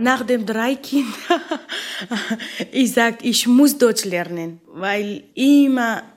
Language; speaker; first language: German; non-native, learner; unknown